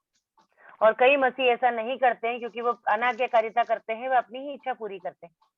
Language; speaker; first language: Hindi; native; Hindi